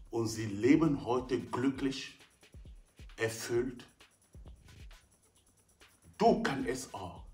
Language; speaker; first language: German; non-native, fluent; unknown